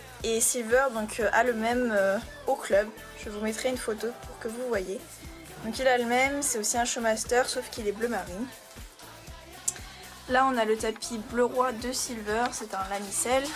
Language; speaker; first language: French; native; French